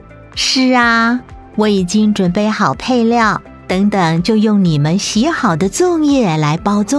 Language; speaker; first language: Chinese; native; Chinese